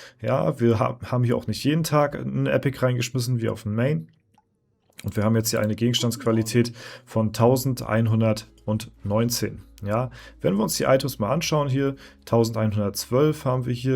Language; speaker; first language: German; native; German